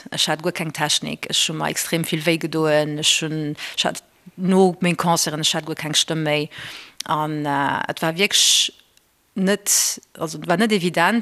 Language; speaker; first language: Luxembourgish; early bilingual, other home language; Portuguese